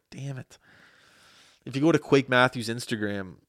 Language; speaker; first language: English; native; English